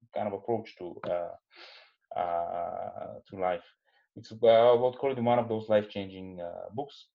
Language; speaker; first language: English; non-native, fluent; Bulgarian